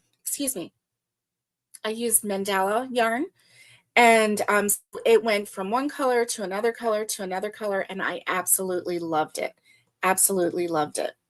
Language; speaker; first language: English; native; English